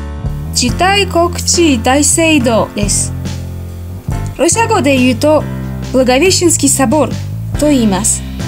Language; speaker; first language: Japanese; non-native, fluent; Russian